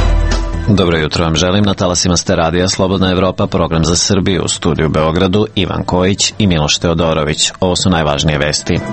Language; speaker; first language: Serbian; native; Serbian